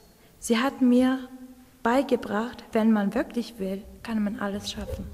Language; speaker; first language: German; non-native, fluent; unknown